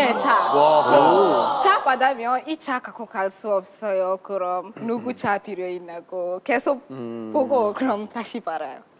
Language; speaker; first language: Korean; non-native, learner; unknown